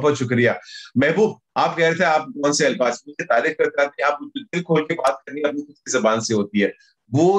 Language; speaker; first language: Hindi; native; Hindi